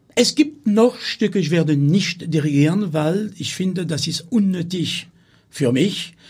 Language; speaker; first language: German; non-native, learner; French